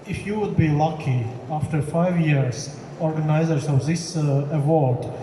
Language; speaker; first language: English; non-native, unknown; Latvian